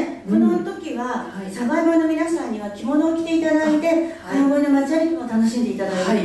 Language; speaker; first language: Japanese; native; Japanese